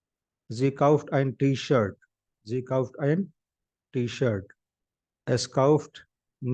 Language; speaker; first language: German; non-native, fluent; Hindi